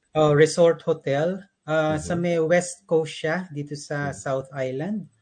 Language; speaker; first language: Filipino; native; Filipino